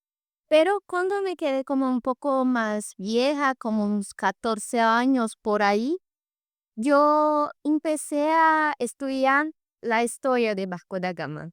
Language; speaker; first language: Spanish; non-native, fluent; Portuguese